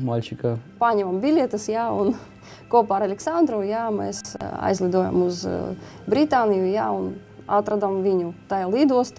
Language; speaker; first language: Latvian; non-native, local second language; Russian